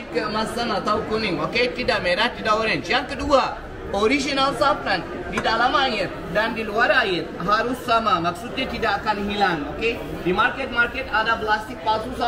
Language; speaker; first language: Indonesian; non-native, learner; Turkish